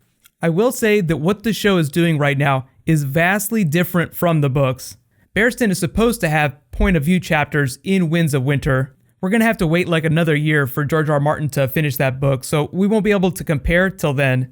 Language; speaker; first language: English; native; English